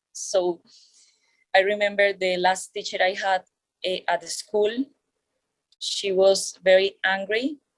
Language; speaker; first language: English; non-native, learner; Spanish